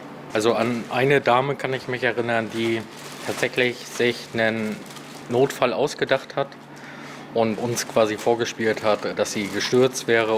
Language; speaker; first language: German; native; German